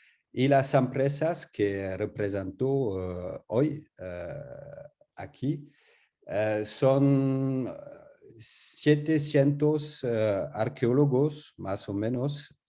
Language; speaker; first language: Spanish; non-native, learner; French